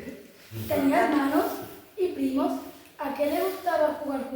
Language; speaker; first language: Spanish; native; Spanish